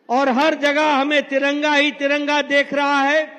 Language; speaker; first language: Hindi; native; Hindi